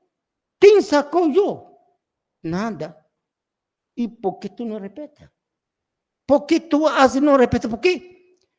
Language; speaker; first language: Portuguese; non-native, learner; Spanish